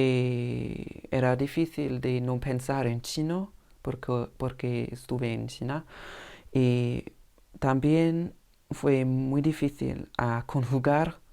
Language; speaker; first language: Spanish; non-native, fluent; English